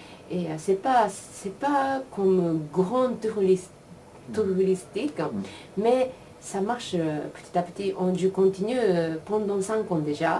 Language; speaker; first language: French; non-native, learner; Japanese